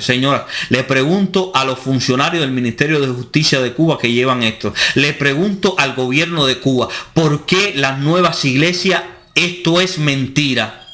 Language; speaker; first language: Spanish; native; Spanish